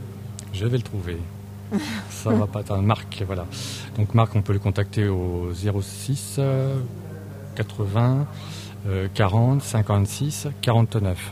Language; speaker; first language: French; native; French